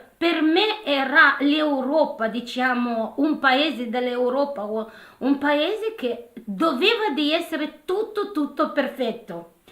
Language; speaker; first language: Italian; non-native, learner; Romanian